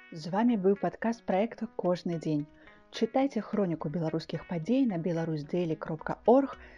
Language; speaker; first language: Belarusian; native; Belarusian